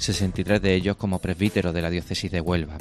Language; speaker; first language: Spanish; native; Spanish